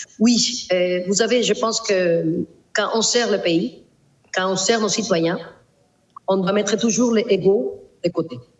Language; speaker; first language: French; non-native, fluent; Spanish